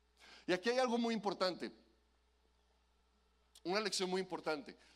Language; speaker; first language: Spanish; native; Spanish